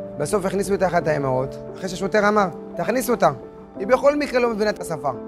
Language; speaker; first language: Hebrew; early bilingual, other home language; Amharic